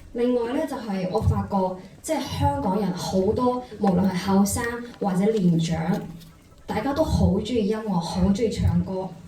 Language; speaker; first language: Cantonese; non-native, fluent; Chinese